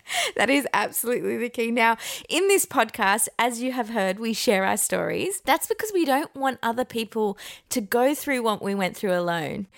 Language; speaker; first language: English; non-native, fluent; Persian